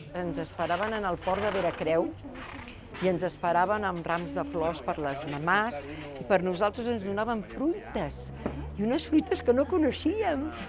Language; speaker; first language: Catalan; native; Catalan